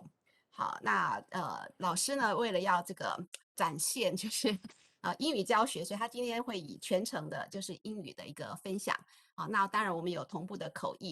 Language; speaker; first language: Chinese; native; Chinese